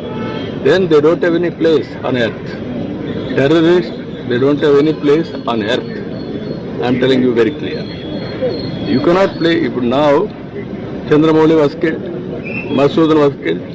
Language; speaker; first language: English; non-native, local second language; Telugu